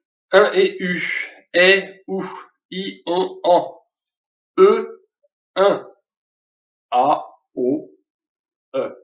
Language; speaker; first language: French; native; French